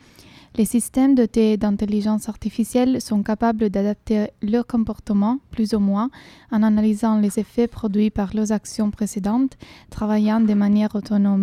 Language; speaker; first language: French; non-native, fluent; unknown